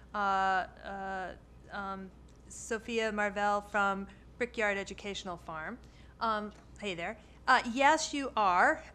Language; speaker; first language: English; native; English